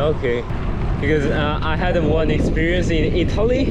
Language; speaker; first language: English; non-native, learner; Korean